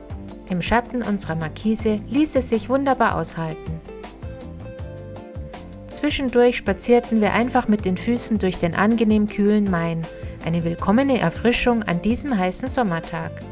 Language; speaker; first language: German; native; German